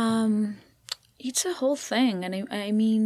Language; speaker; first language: English; non-native, fluent; Spanish